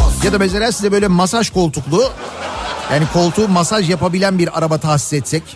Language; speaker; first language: Turkish; native; Turkish